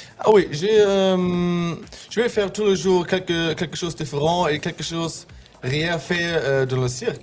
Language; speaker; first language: French; non-native, learner; German